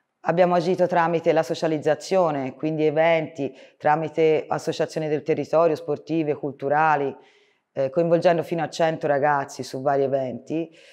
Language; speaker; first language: Italian; native; Italian